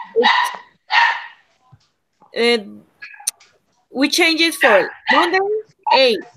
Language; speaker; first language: English; non-native, learner; Spanish